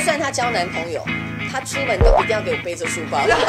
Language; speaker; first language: Chinese; native; Chinese